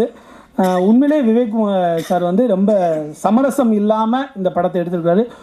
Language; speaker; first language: Tamil; native; Tamil